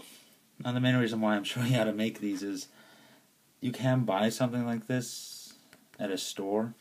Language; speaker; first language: English; native; English